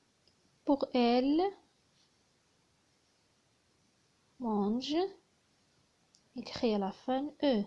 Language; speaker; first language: French; non-native, learner; Arabic